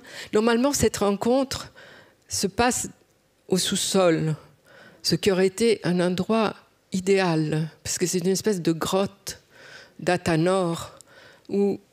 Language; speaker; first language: French; native; French